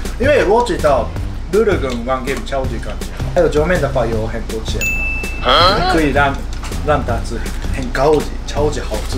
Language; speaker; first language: Chinese; non-native, learner; Japanese